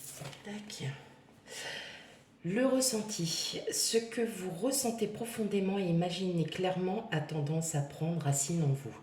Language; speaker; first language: French; native; French